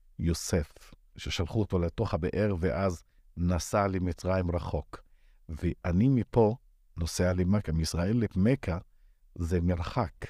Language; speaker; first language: Hebrew; non-native, local second language; Arabic